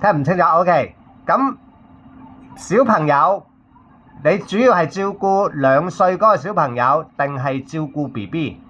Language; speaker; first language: Cantonese; native; Cantonese